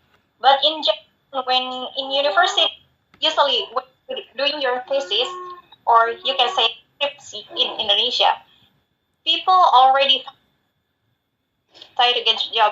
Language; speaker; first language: English; non-native, fluent; Indonesian